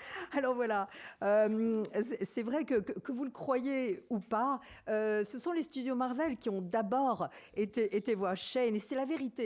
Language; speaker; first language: French; native; French